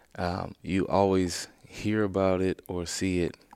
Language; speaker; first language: English; native; English